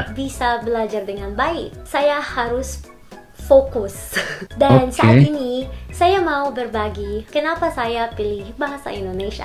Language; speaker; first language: Indonesian; non-native, learner; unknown